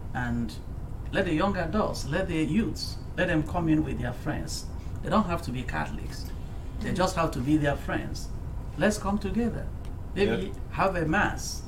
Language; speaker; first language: English; non-native, local second language; Igbo